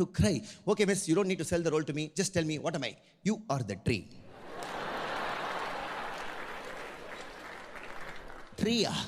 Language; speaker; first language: English; non-native, local second language; Tamil